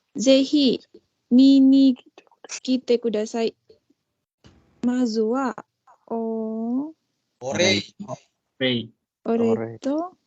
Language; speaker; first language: Japanese; non-native, learner; Indonesian